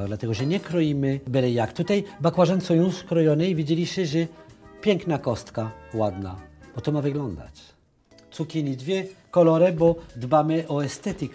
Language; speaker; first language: Polish; non-native, learner; French